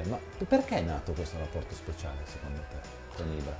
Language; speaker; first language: Italian; native; Italian